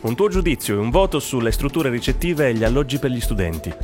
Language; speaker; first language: Italian; native; Italian